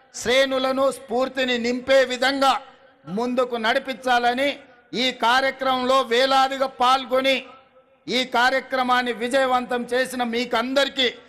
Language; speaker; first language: Telugu; native; Telugu